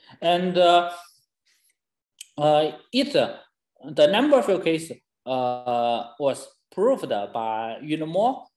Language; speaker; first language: English; non-native, fluent; Chinese